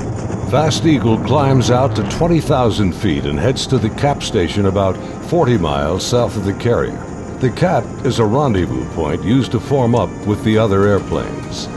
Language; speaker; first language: English; native; English